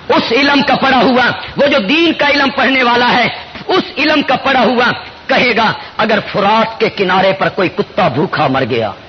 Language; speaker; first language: Urdu; non-native, local second language; Punjabi